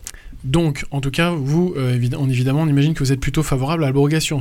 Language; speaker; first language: French; native; French